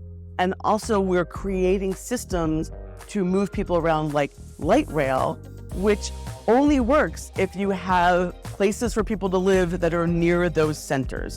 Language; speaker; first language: English; native; English